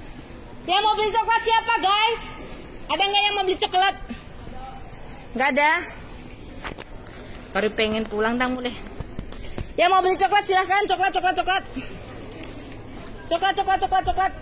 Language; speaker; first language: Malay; non-native, local second language; Javanese